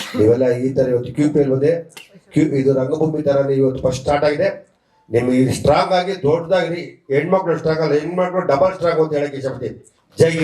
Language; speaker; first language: Kannada; native; Kannada